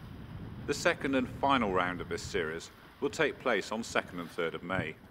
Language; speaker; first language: English; native; English